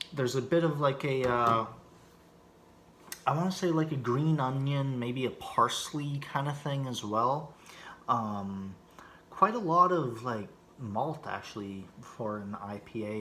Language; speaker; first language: English; native; English